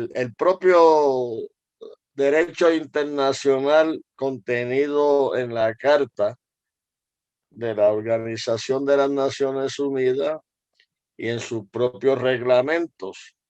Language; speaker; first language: Spanish; native; Spanish